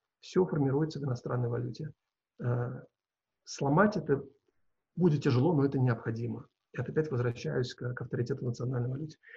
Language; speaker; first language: Russian; non-native, local second language; Uzbek